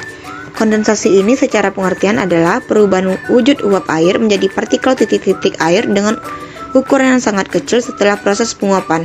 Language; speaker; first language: Indonesian; native; Indonesian